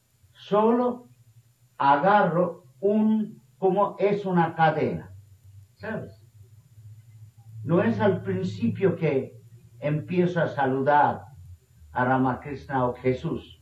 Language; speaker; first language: Spanish; non-native, fluent; Bangla